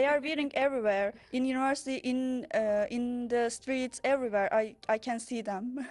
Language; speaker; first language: English; non-native, learner; Turkish